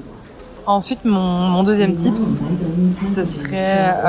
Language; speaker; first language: French; native; French